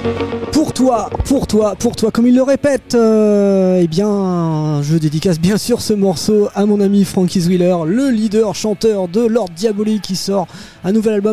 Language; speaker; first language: French; native; French